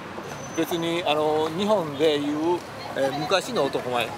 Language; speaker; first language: Japanese; native; Japanese